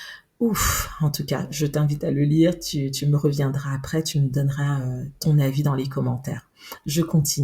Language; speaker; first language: French; native; French